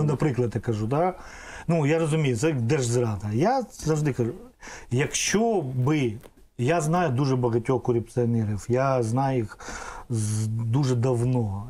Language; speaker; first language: Ukrainian; non-native, local second language; Russian